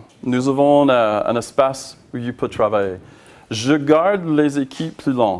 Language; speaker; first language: French; non-native, learner; English